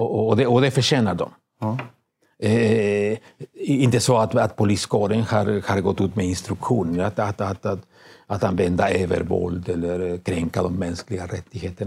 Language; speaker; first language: Swedish; non-native, fluent; Spanish